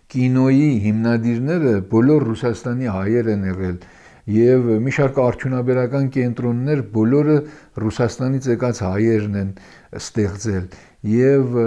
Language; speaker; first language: Armenian; early bilingual, heritage; Armenian